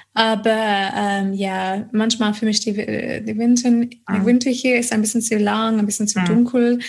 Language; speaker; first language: German; non-native, fluent; English